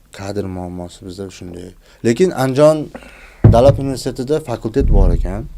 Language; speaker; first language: Uzbek; non-native, local second language; Kyrgyz